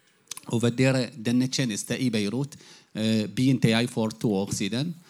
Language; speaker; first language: Norwegian; non-native, fluent; Arabic